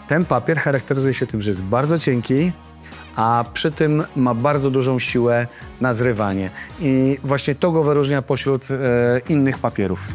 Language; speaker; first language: Polish; native; Polish